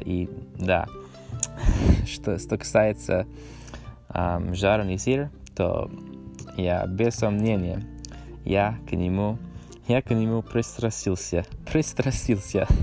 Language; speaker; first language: Russian; non-native, learner; English